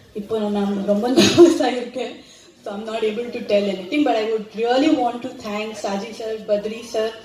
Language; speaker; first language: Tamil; non-native, learner; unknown